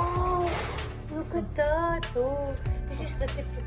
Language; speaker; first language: English; non-native, learner; Japanese